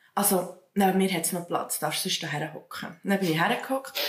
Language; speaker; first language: Swiss German; native; Swiss German